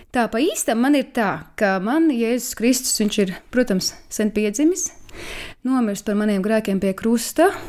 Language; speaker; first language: Latvian; native; Latvian